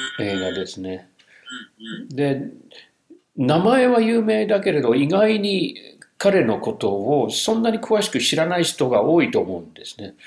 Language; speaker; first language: Japanese; non-native, fluent; English